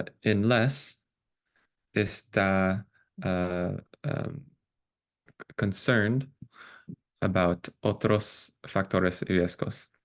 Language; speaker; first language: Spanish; non-native, fluent; English